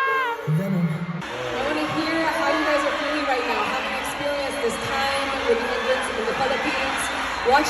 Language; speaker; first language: English; non-native, local second language; Filipino